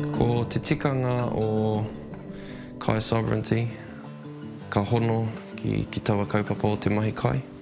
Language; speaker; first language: Māori; non-native, local second language; English